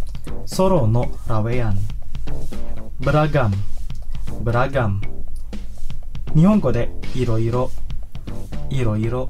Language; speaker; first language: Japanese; non-native, fluent; Indonesian